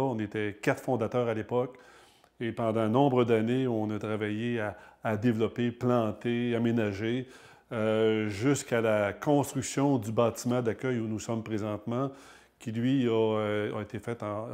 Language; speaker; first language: French; native; French